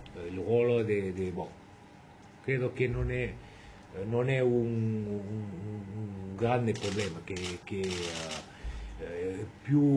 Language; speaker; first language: Italian; non-native, fluent; French